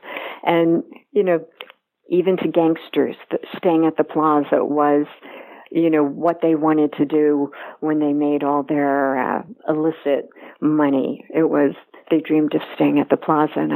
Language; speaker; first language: English; native; English